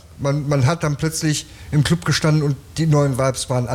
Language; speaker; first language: German; native; German